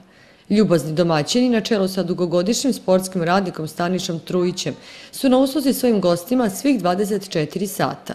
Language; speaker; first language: Serbian; native; Serbian